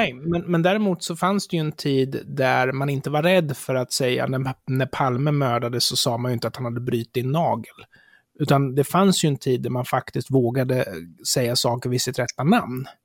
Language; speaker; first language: Swedish; native; Swedish